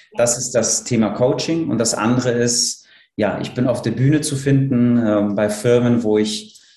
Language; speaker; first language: German; early bilingual, other home language; Polish